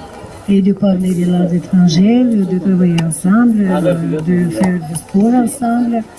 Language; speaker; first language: French; non-native, fluent; Bulgarian